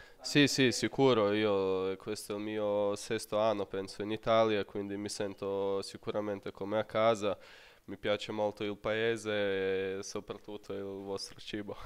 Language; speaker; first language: Italian; non-native, fluent; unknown